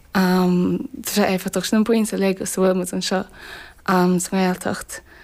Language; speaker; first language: Irish; non-native, local second language; English